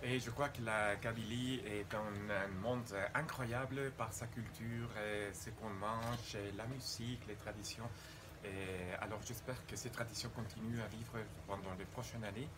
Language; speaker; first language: French; non-native, fluent; Spanish